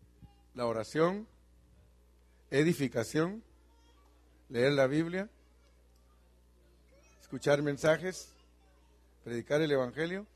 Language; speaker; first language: Spanish; native; Spanish